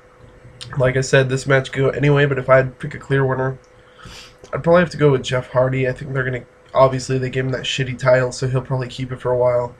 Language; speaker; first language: English; native; English